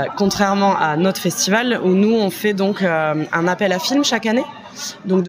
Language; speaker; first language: French; native; French